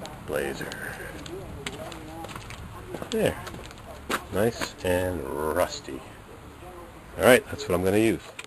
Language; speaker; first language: English; native; English